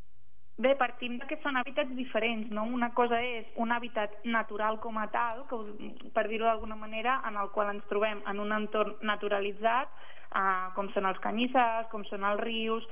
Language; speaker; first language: Catalan; native; Catalan